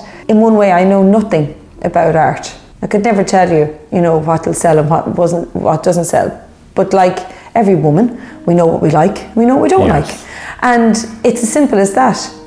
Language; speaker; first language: English; native; English